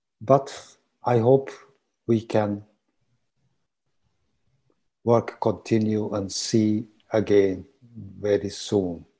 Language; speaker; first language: English; non-native, learner; Japanese